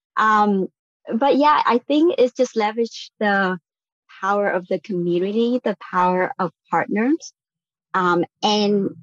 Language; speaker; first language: English; non-native, fluent; Vietnamese